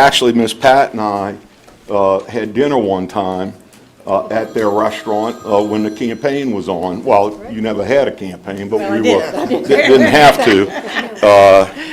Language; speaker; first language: English; native; English